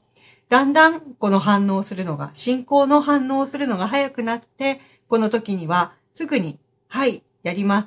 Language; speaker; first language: Japanese; native; Japanese